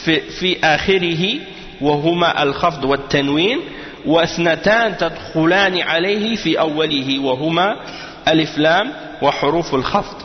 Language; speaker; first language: Arabic; non-native, fluent; French